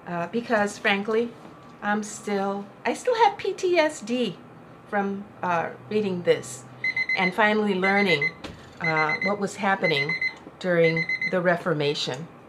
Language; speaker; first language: English; non-native, local second language; Spanish